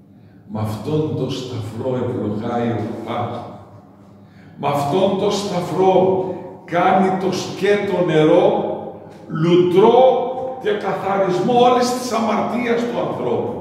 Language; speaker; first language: Greek; native; Greek